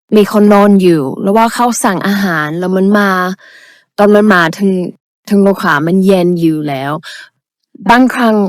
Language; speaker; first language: Thai; non-native, learner; English